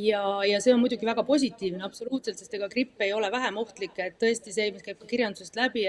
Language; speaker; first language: Estonian; native; Estonian